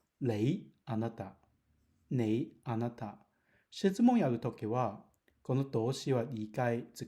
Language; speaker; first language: Japanese; non-native, fluent; Cantonese